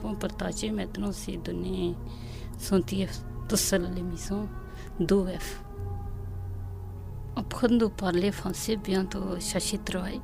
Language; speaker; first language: French; non-native, learner; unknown